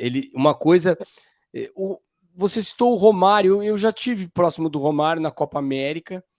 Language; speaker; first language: Portuguese; native; Portuguese